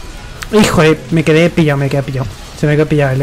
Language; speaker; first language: Spanish; native; Spanish